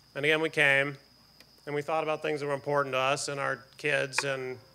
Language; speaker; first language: English; native; English